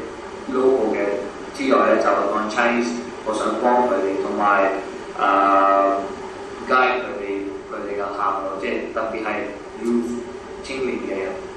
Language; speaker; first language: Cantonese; non-native, learner; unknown